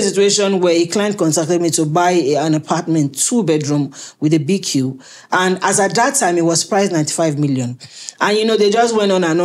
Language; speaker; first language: English; native; English